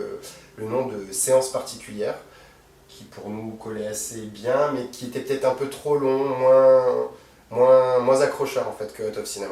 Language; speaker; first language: French; native; French